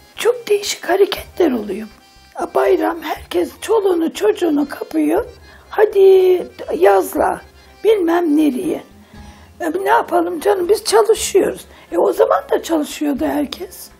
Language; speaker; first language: Turkish; native; Turkish